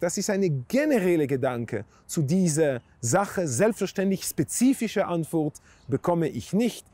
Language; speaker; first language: German; non-native, fluent; Hebrew